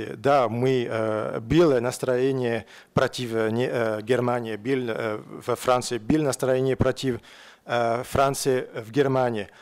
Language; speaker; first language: Russian; non-native, learner; French